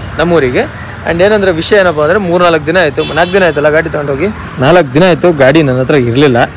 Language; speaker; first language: Kannada; non-native, local second language; Lambadi